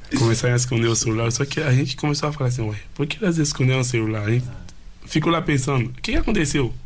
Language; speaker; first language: Portuguese; non-native, fluent; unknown